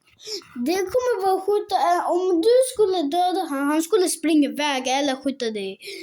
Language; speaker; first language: Swedish; non-native, local second language; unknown